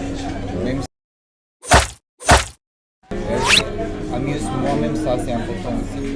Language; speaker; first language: French; non-native, learner; Korean